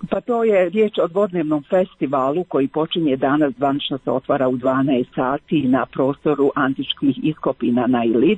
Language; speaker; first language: Croatian; native; Croatian